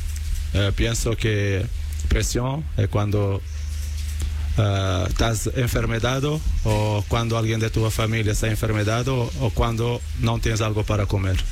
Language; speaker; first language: Spanish; non-native, learner; Portuguese